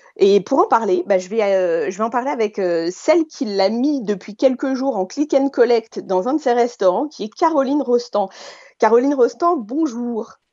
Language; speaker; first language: French; native; French